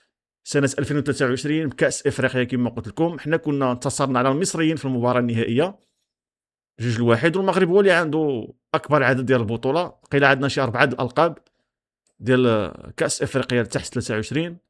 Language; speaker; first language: Arabic; native; Arabic